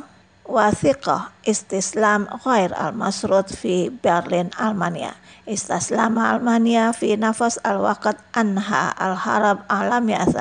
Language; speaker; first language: Arabic; non-native, fluent; Indonesian